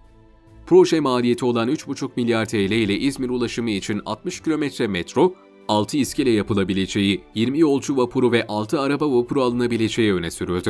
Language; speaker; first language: Turkish; native; Turkish